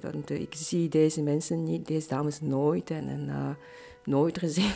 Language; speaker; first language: Dutch; non-native, learner; Japanese